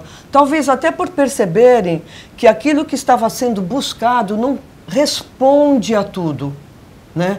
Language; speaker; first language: Portuguese; native; Portuguese